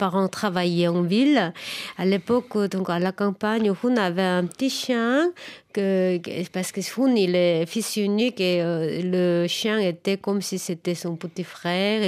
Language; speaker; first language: French; non-native, fluent; Korean